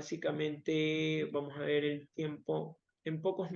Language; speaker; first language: Spanish; native; Spanish